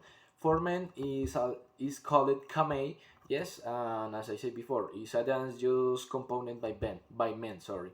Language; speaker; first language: English; non-native, learner; Spanish